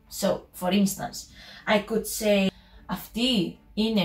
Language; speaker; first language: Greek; non-native, learner; English